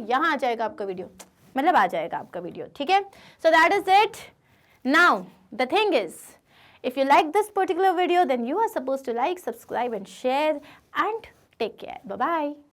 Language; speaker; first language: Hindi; non-native, local second language; Telugu